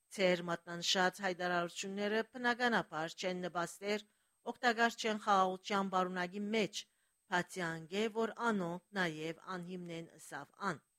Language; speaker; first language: Armenian; early bilingual, heritage; Armenian